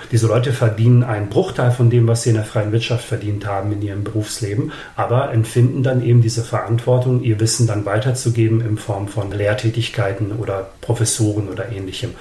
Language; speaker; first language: German; early bilingual, other home language; Serbian